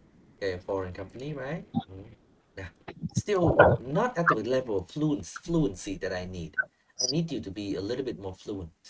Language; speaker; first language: English; non-native, fluent; Vietnamese